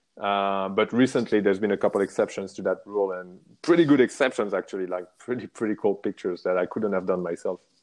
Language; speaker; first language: English; non-native, fluent; French